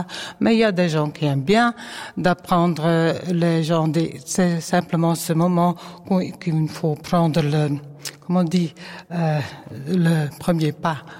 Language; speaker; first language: French; non-native, learner; Dutch